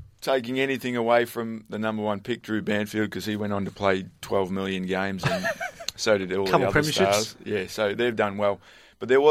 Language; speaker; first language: English; native; English